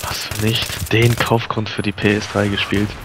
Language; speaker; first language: German; native; German